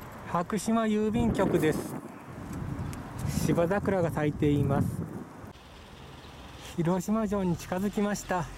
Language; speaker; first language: Japanese; native; Japanese